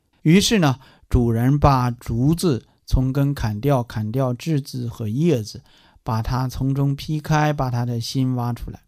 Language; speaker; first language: Chinese; native; Chinese